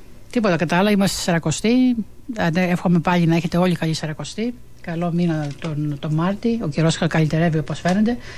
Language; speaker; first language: Greek; native; Greek